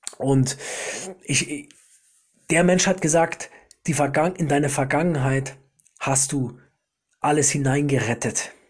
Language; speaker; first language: German; native; German